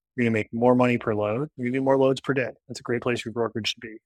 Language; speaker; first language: English; native; English